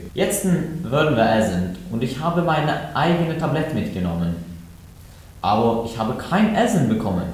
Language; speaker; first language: German; non-native, learner; Norwegian